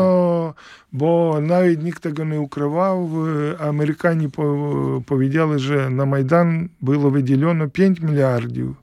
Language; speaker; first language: Polish; non-native, fluent; Ukrainian